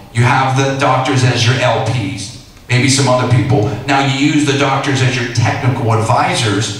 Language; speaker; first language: English; native; English